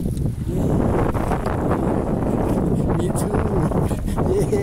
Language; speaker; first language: English; non-native, learner; Thai